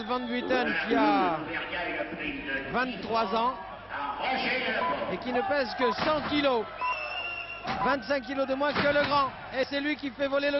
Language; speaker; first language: French; native; French